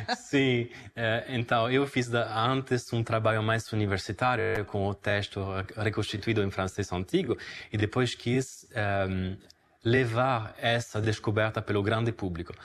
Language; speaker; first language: Portuguese; non-native, fluent; Italian